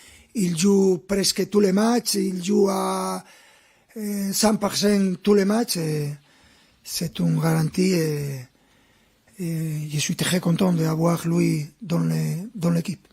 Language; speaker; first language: French; non-native, fluent; Spanish